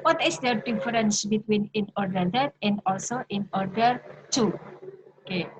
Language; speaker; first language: English; non-native, learner; Indonesian